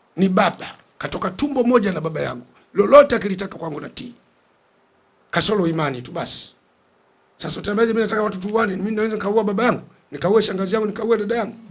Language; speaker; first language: Swahili; native; Swahili